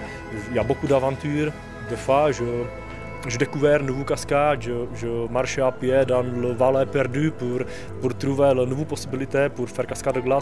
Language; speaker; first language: French; non-native, learner; Czech